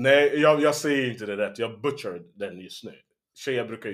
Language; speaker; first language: Swedish; early bilingual, heritage; Swedish